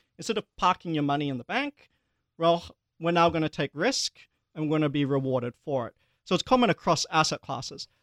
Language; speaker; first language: English; early bilingual, other home language; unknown